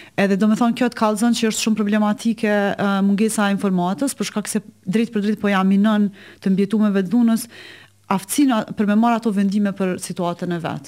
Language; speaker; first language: Albanian; native; Albanian